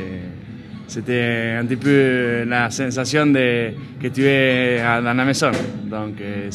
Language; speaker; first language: French; non-native, fluent; Spanish